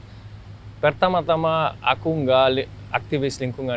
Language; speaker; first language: Indonesian; non-native, fluent; German